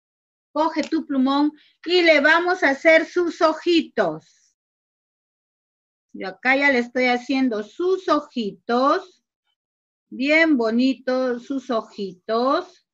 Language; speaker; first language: Spanish; native; Spanish